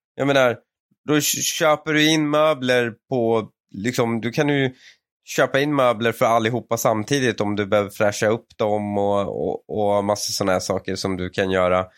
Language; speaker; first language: Swedish; early bilingual, other home language; Persian